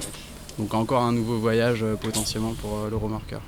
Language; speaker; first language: French; native; French